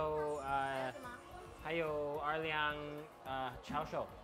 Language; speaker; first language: Chinese; non-native, fluent; English